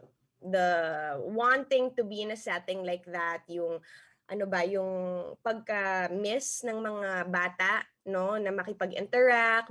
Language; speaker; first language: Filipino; native; Filipino